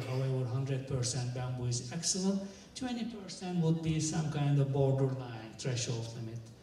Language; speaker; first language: English; non-native, fluent; Turkish